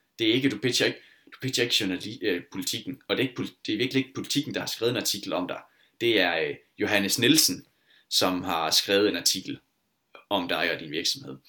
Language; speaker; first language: Danish; native; Danish